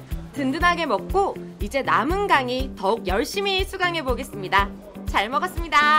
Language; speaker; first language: Korean; native; Korean